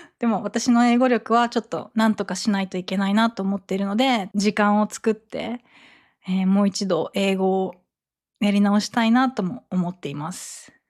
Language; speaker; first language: Japanese; native; Japanese